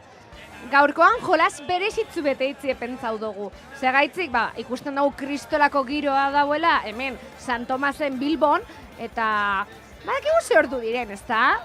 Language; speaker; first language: Basque; native; Basque